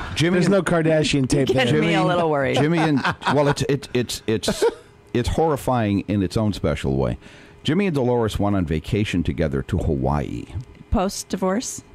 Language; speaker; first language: English; native; English